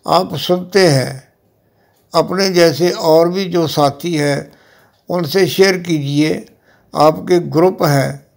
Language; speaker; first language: Hindi; non-native, local second language; Punjabi